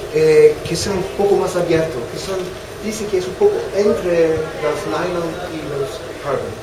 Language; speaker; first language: Spanish; non-native, fluent; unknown